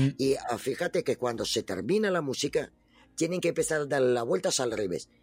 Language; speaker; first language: Spanish; non-native, fluent; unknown